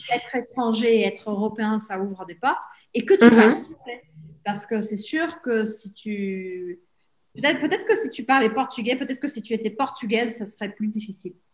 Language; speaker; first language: French; non-native, fluent; Portuguese